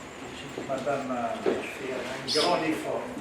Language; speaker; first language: French; non-native, local second language; Arabic